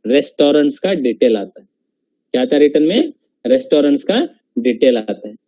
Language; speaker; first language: Hindi; non-native, local second language; Marathi